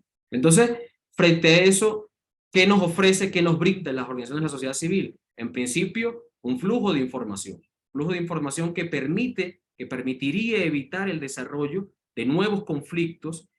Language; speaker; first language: Spanish; native; Spanish